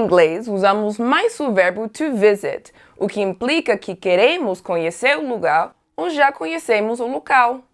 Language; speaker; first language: Portuguese; non-native, fluent; English